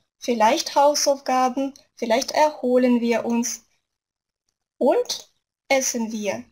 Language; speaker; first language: German; non-native, fluent; Russian